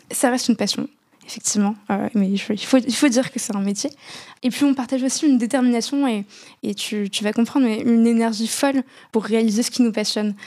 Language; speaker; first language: French; non-native, local second language; Arabic